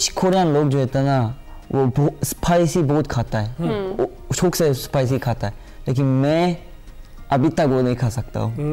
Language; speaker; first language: Hindi; non-native, learner; Korean